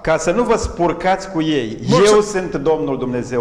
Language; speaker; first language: Romanian; native; Romanian